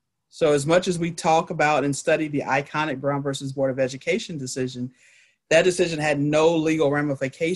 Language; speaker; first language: English; native; English